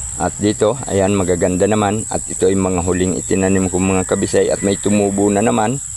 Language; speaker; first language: Filipino; non-native, local second language; Cebuano